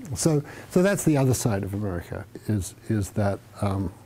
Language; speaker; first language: English; native; English